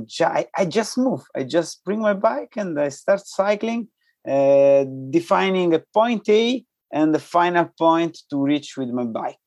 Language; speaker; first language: English; non-native, fluent; Italian